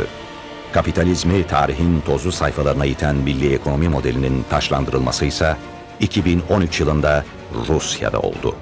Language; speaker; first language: Turkish; native; Turkish